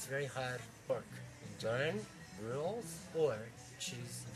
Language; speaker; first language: English; non-native, fluent; Japanese